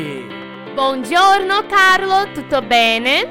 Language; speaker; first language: Italian; non-native, fluent; Portuguese